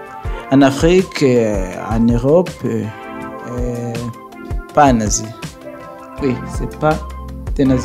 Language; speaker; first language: French; non-native, learner; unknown